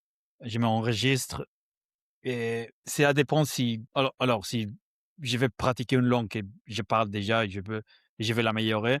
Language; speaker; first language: French; non-native, fluent; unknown